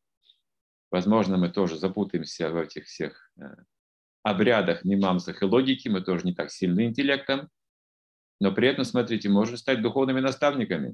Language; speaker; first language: Russian; native; Russian